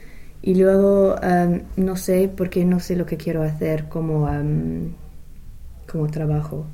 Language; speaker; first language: Spanish; non-native, fluent; English